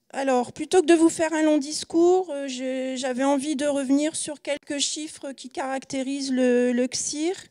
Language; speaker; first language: French; native; French